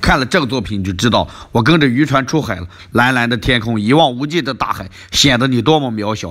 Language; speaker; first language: Chinese; native; Chinese